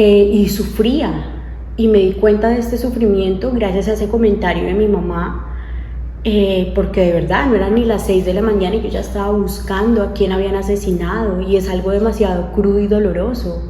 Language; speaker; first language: Spanish; native; Spanish